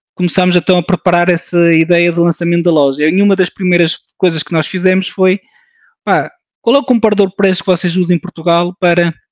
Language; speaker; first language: Portuguese; early bilingual, heritage; French